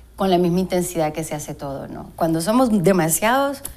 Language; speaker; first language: Spanish; native; Spanish